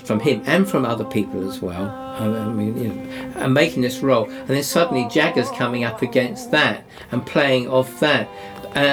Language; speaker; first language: English; native; English